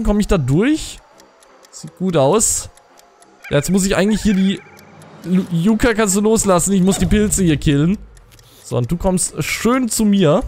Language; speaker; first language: German; native; German